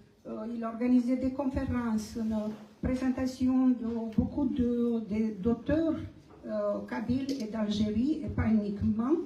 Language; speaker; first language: French; non-native, fluent; Romanian